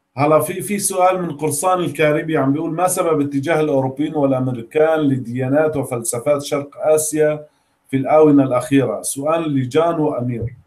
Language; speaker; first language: Arabic; native; Arabic